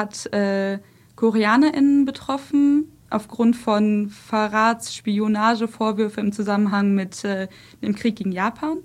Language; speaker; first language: German; early bilingual, other home language; Russian